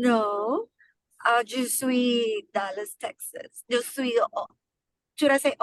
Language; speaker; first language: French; non-native, learner; English